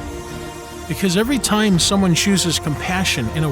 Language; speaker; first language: English; native; English